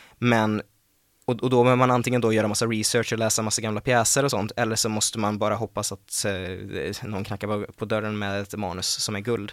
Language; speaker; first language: Swedish; native; Swedish